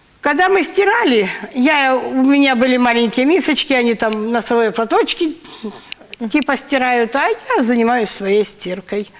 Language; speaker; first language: Russian; native; Russian